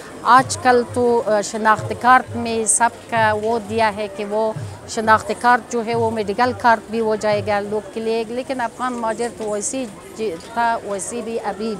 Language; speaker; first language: Hindi; non-native, learner; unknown